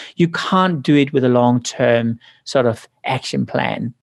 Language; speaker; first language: English; non-native, fluent; Danish